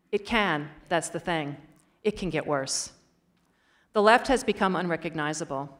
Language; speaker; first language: English; native; English